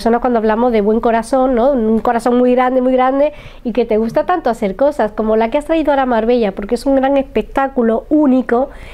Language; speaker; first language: Spanish; native; Spanish